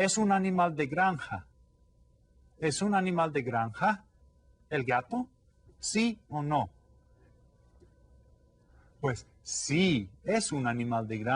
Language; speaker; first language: Spanish; non-native, fluent; English